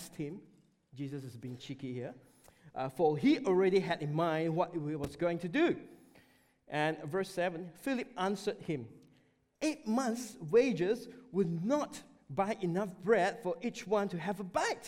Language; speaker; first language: English; non-native, local second language; Chinese